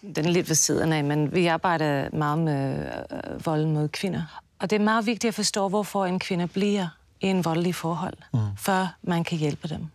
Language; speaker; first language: Danish; non-native, fluent; English